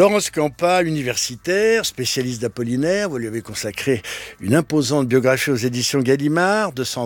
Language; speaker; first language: French; native; French